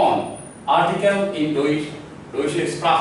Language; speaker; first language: German; non-native, learner; Hindi